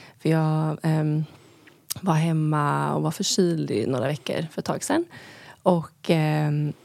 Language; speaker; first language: Swedish; native; Swedish